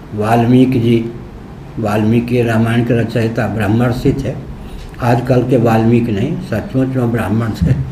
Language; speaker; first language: Hindi; non-native, local second language; Maithili